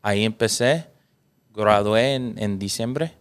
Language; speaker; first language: Spanish; early bilingual, other home language; English